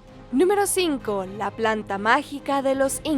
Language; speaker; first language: Spanish; native; Spanish